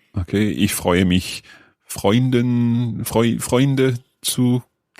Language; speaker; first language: German; non-native, learner; English